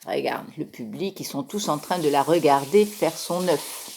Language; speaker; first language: French; native; French